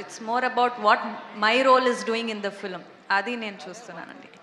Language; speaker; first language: Telugu; non-native, fluent; Kannada